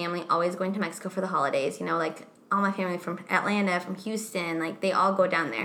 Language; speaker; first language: English; non-native, fluent; Spanish